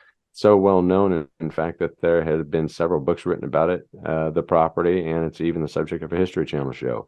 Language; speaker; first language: English; native; English